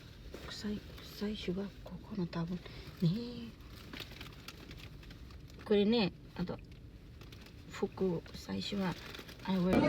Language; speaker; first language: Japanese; non-native, learner; Nepali